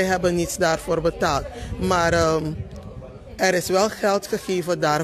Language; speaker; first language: Dutch; native; Dutch